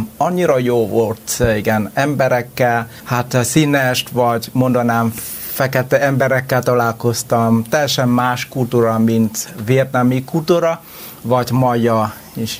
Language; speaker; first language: Hungarian; non-native, learner; Vietnamese